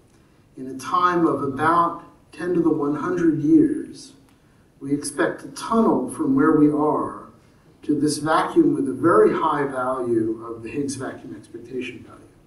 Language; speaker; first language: English; native; English